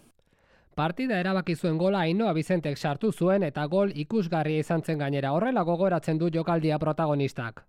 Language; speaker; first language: Basque; native; Basque